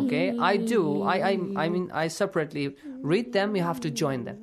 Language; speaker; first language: English; non-native, fluent; Persian